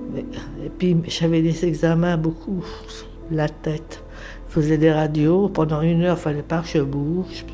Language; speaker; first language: French; native; French